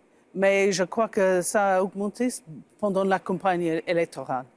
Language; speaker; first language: French; non-native, fluent; English